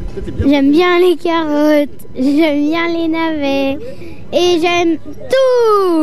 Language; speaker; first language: French; native; French